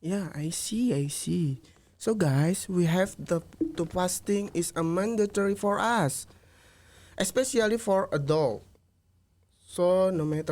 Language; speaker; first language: English; non-native, learner; Indonesian